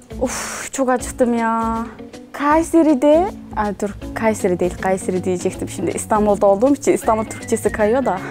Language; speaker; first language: Turkish; non-native, fluent; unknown